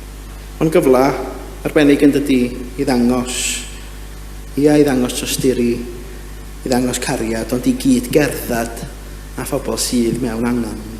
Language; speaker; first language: Welsh; native; Welsh